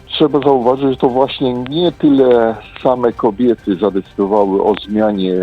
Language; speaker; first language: Polish; native; Polish